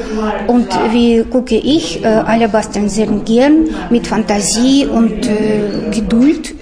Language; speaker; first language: German; non-native, fluent; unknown